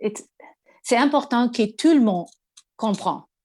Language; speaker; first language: French; non-native, learner; English